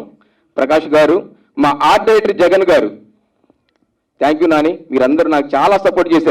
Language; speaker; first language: Telugu; native; Telugu